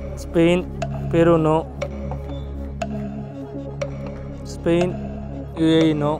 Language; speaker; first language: English; non-native, local second language; Telugu